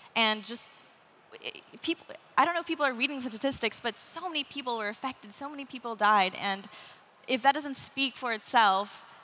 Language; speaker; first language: English; native; English